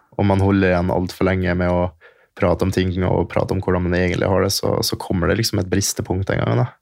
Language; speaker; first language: Norwegian; early bilingual, other home language; German